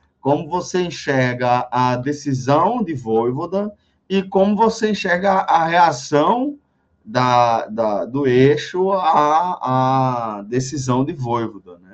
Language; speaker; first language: Portuguese; native; Portuguese